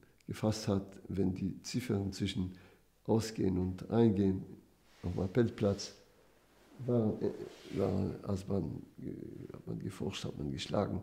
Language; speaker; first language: German; non-native, fluent; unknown